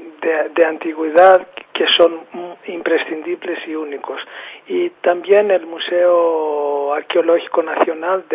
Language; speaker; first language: Spanish; non-native, fluent; Greek